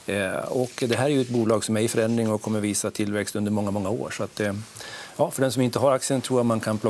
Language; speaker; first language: Swedish; native; Swedish